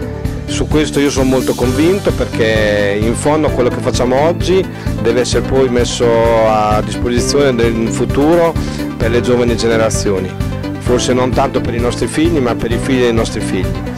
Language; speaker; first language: Italian; native; Italian